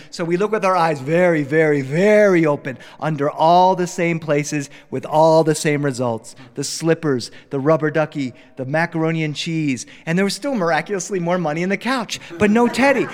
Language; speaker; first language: English; early bilingual, other home language; Spanish